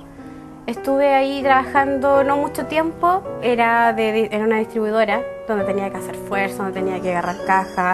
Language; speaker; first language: Spanish; native; Spanish